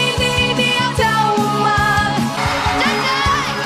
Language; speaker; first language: Chinese; native; Chinese